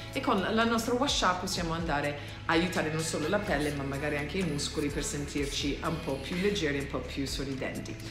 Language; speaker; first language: Italian; non-native, fluent; English